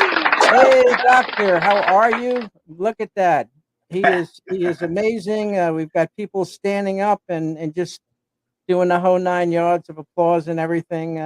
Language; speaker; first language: English; native; English